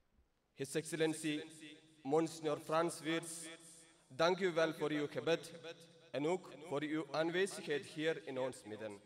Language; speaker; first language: Dutch; non-native, fluent; Malayalam